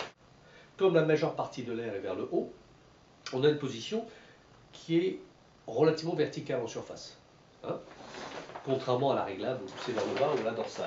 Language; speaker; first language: French; native; French